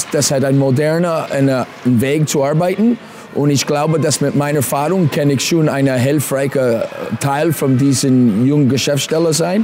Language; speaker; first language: German; non-native, learner; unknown